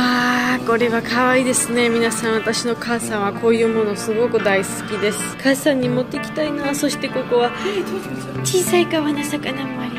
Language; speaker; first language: Japanese; non-native, learner; Georgian